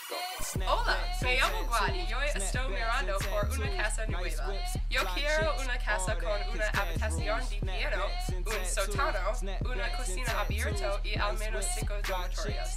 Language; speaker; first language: Spanish; non-native, learner; English